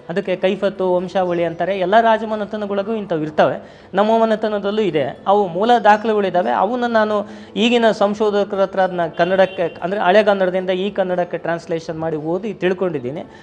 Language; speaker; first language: Kannada; native; Kannada